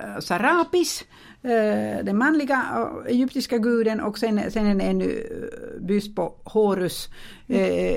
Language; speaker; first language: Swedish; non-native, fluent; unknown